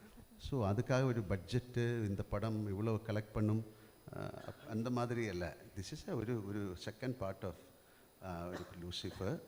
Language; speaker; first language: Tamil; non-native, local second language; Malayalam